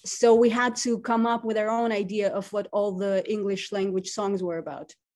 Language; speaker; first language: English; non-native, fluent; Russian